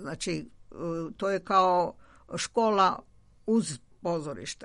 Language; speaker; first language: Croatian; non-native, fluent; Georgian